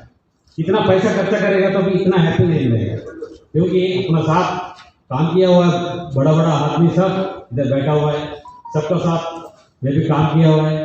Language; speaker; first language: Hindi; non-native, local second language; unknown